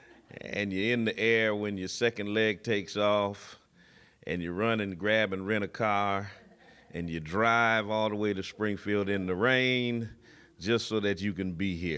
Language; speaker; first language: English; native; English